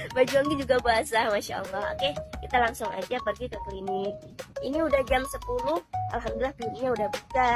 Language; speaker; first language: Indonesian; native; Indonesian